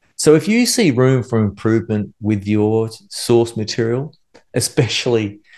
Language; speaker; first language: English; native; English